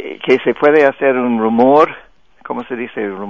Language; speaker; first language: Spanish; non-native, fluent; English